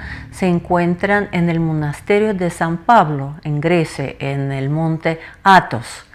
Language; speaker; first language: Spanish; non-native, fluent; Russian